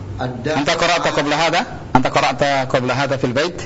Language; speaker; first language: Arabic; non-native, fluent; Indonesian